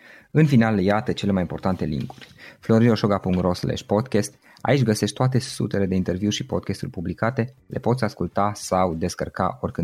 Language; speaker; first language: Romanian; native; Romanian